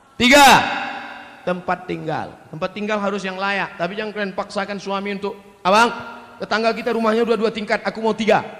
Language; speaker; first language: Malay; native; Malay